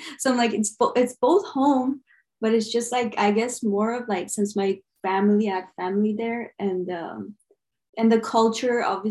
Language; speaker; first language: English; early bilingual, other home language; Armenian